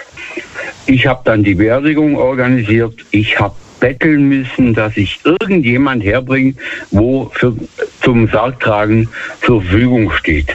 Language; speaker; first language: German; native; German